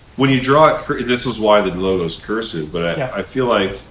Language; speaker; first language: English; native; English